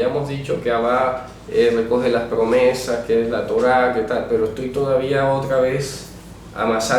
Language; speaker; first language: Spanish; native; Spanish